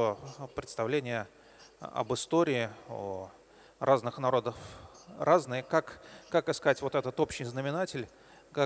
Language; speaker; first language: Russian; native; Russian